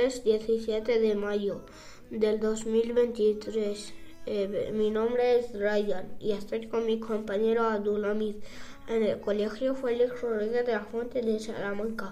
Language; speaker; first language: Spanish; early bilingual, other home language; Arabic